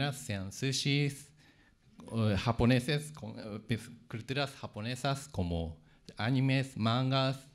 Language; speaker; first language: Spanish; non-native, fluent; Japanese